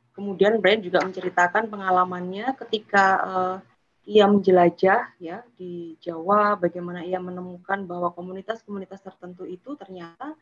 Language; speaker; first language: Indonesian; native; Indonesian